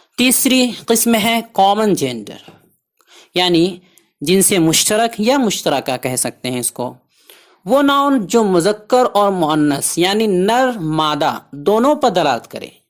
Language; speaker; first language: Urdu; native; Urdu